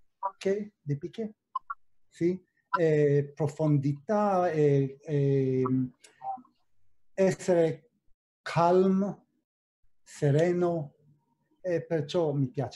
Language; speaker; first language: Italian; non-native, fluent; Hebrew